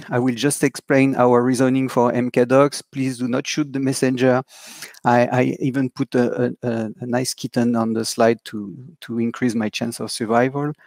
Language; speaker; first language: English; non-native, fluent; French